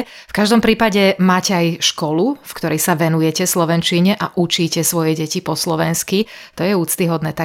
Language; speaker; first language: Slovak; native; Slovak